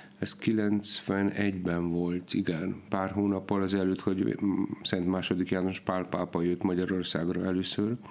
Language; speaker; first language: Hungarian; non-native, fluent; Polish